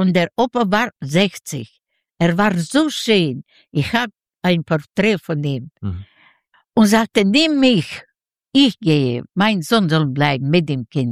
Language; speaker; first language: German; non-native, learner; Yiddish